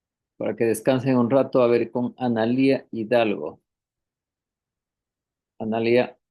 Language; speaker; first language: Spanish; native; Spanish